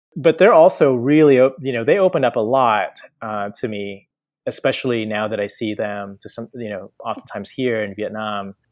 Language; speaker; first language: English; native; English